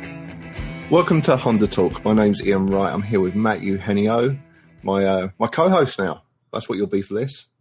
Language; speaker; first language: English; native; English